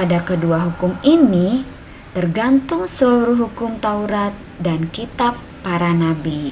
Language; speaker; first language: Indonesian; native; Indonesian